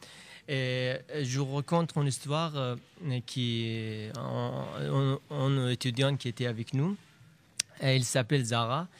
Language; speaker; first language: French; non-native, learner; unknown